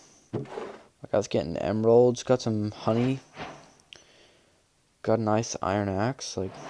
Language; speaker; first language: English; native; English